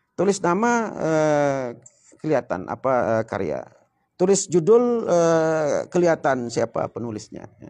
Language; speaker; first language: Indonesian; non-native, local second language; Sasak